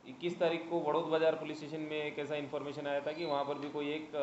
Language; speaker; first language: Hindi; non-native, local second language; Marathi